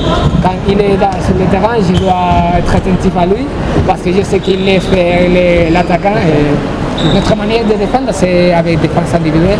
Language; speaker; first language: French; non-native, fluent; Spanish